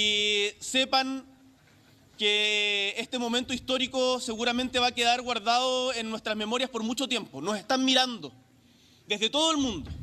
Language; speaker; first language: Spanish; native; Spanish